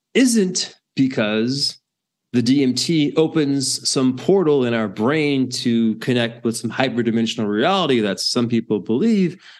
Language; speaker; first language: English; native; English